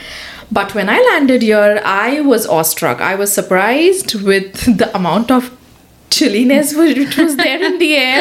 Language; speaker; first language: English; non-native, local second language; Hindi